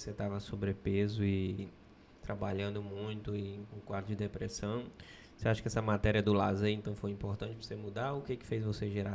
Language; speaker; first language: Portuguese; native; Portuguese